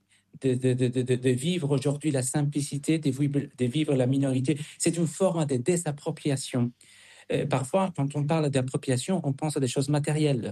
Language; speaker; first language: French; non-native, fluent; Spanish